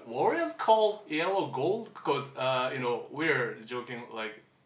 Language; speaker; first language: English; non-native, learner; Japanese